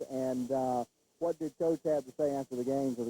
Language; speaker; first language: English; native; English